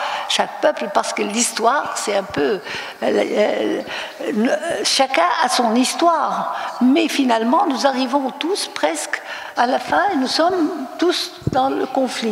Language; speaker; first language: French; non-native, local second language; Arabic